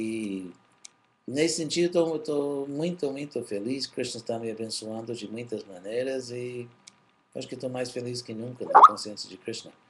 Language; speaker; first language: Portuguese; non-native, fluent; English